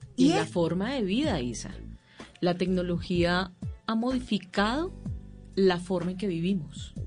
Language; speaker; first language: Spanish; native; Spanish